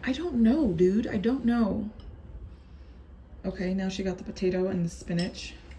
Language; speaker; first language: English; native; English